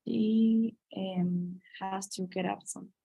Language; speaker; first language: English; non-native, learner; Spanish